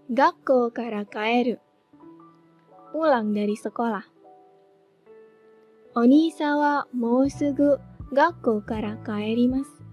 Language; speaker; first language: Japanese; non-native, fluent; Indonesian